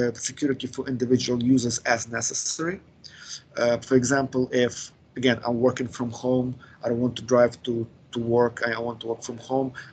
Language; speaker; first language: English; non-native, fluent; Ukrainian